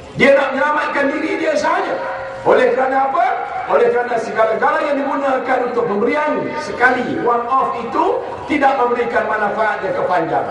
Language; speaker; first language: Malay; native; Malay